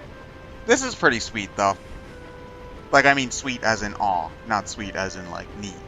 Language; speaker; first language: English; native; English